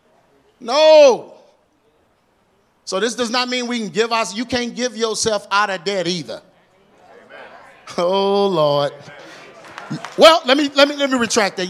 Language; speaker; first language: English; native; English